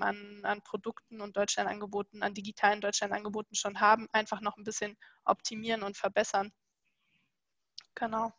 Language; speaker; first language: German; native; German